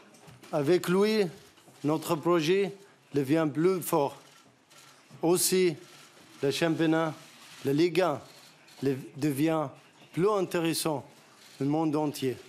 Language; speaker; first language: French; non-native, learner; Arabic